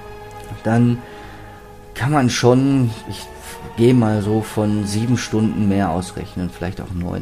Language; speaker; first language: German; native; German